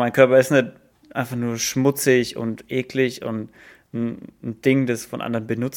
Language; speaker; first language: German; native; German